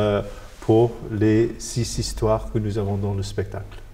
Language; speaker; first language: French; non-native, fluent; English